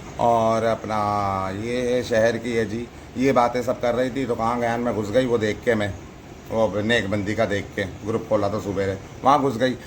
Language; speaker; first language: Hindi; native; Hindi